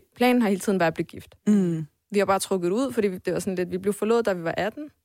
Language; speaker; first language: Danish; early bilingual, other home language; Armenian